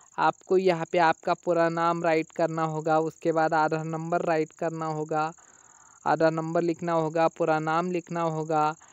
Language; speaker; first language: Hindi; non-native, local second language; Marathi